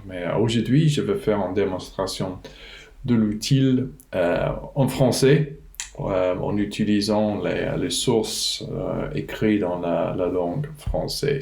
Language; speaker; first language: French; non-native, fluent; English